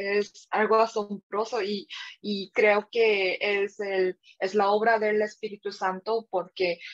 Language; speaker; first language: Spanish; non-native, fluent; Korean